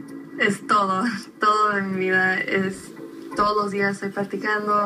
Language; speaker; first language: Spanish; early bilingual, heritage; Spanish